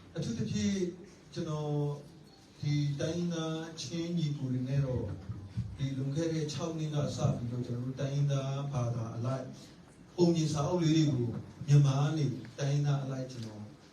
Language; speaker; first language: Burmese; non-native, local second language; Tedim Chin